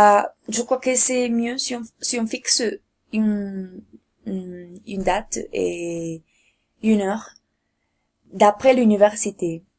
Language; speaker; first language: French; non-native, learner; Spanish